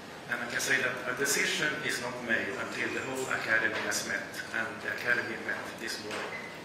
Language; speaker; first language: English; non-native, fluent; Swedish